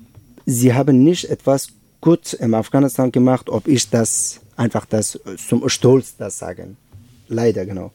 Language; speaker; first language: German; non-native, learner; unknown